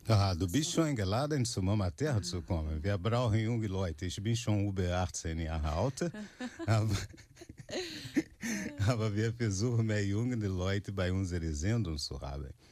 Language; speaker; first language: German; non-native, fluent; Portuguese